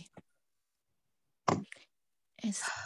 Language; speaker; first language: French; non-native, learner; Indonesian